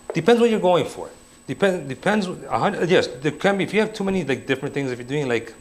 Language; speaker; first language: English; native; English